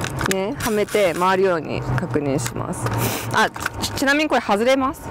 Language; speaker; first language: Japanese; early bilingual, heritage; Japanese